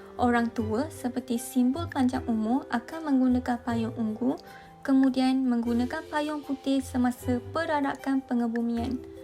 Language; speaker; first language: Malay; native; Malay